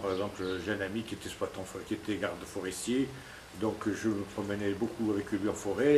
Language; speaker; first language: French; native; French